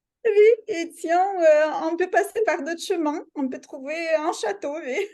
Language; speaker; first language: French; non-native, fluent; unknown